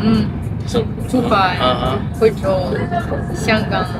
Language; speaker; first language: Chinese; non-native, learner; Russian